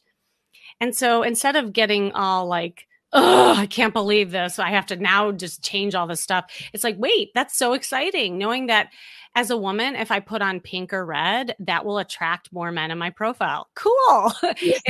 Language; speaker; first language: English; native; English